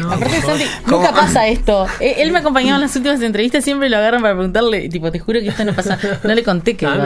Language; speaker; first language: Spanish; native; Spanish